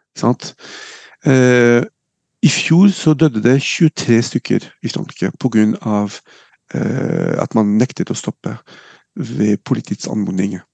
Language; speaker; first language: Norwegian; non-native, fluent; French